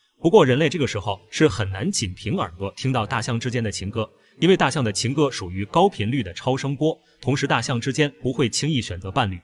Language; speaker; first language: Chinese; native; Chinese